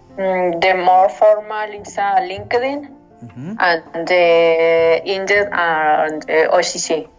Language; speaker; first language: English; non-native, learner; Spanish